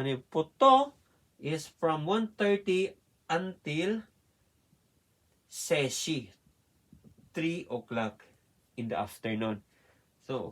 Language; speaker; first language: English; non-native, learner; Filipino